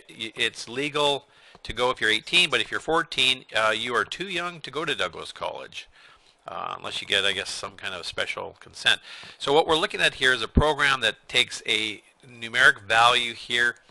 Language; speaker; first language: English; native; English